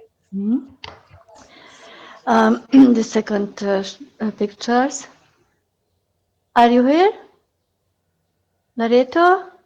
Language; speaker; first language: English; non-native, learner; Hungarian